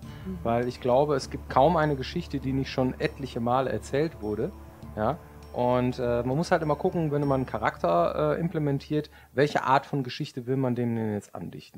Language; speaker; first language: German; native; German